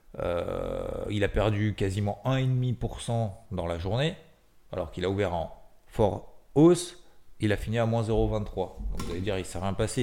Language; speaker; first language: French; native; French